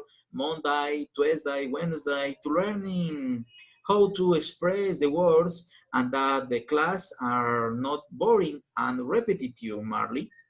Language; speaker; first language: English; non-native, learner; Spanish